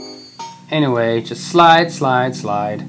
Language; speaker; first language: English; native; English